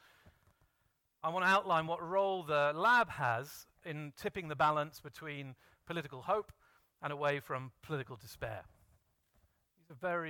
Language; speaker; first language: English; native; English